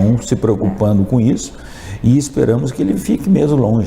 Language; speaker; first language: Portuguese; native; Portuguese